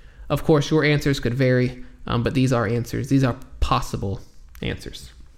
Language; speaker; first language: English; native; English